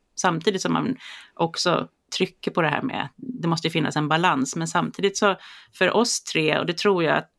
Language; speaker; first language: Swedish; native; Swedish